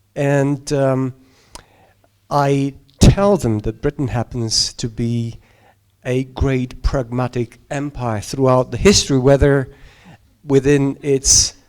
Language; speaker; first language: English; non-native, fluent; Georgian